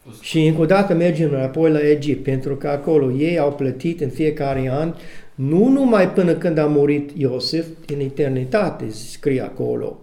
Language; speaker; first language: Romanian; non-native, learner; English